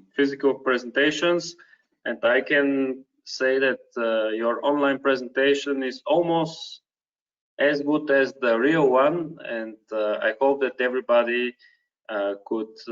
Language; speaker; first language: English; non-native, fluent; Bulgarian